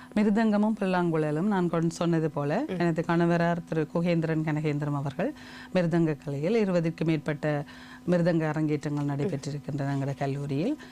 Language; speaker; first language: Tamil; native; Tamil